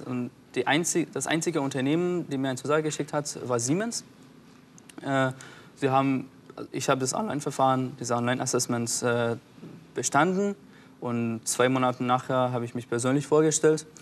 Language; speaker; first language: German; non-native, fluent; Persian